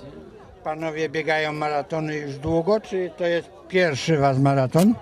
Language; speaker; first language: Polish; native; Polish